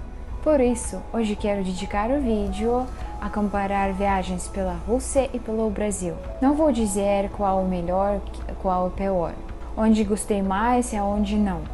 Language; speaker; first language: Portuguese; non-native, fluent; Russian